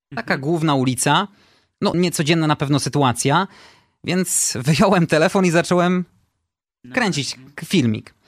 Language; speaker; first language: Polish; native; Polish